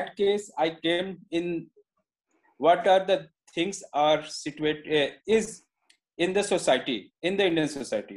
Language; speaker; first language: English; non-native, local second language; Hindi